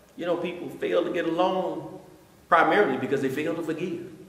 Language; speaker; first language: English; native; English